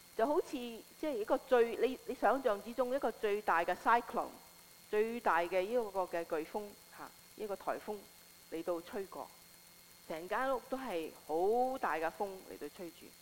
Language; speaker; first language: Chinese; non-native, local second language; Cantonese